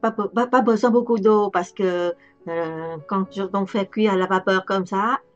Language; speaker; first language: French; non-native, learner; Vietnamese